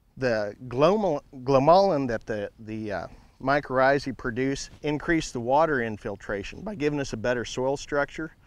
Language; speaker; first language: English; native; English